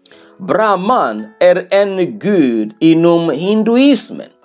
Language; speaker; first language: Swedish; non-native, fluent; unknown